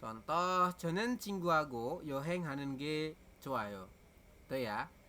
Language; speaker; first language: Korean; non-native, fluent; Indonesian